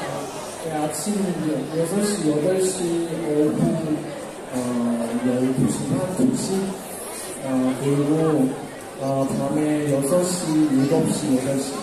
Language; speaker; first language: Korean; non-native, learner; Indonesian